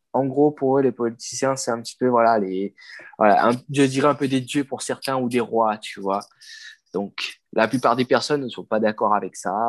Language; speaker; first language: French; non-native, local second language; Morisyen